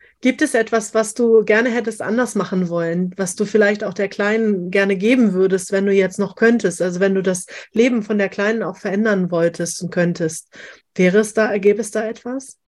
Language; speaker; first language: German; native; German